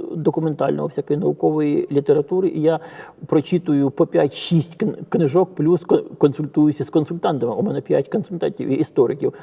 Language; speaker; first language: Ukrainian; native; Ukrainian